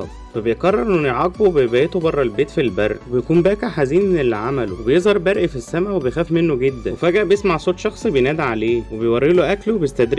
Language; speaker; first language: Arabic; native; Arabic